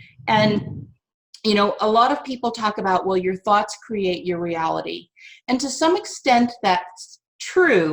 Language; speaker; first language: English; native; English